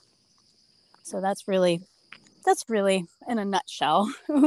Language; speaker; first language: English; native; English